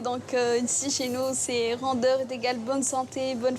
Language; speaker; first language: French; non-native, local second language; Arabic